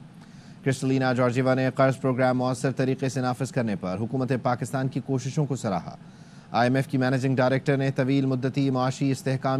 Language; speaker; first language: Urdu; native; Urdu